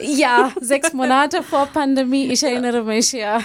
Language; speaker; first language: German; non-native, fluent; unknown